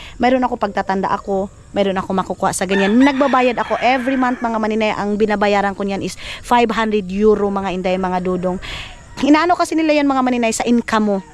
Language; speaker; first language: Filipino; non-native, local second language; Cebuano